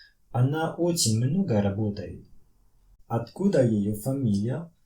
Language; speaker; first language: Russian; non-native, learner; French